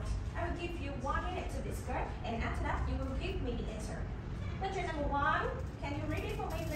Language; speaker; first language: English; non-native, learner; Vietnamese